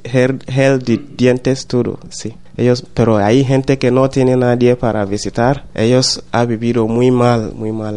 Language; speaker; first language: Spanish; non-native, learner; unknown